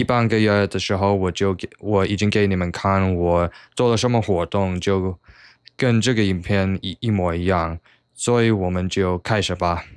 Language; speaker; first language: Chinese; non-native, learner; English